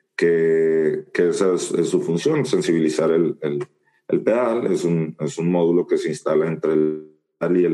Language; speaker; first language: Spanish; native; Spanish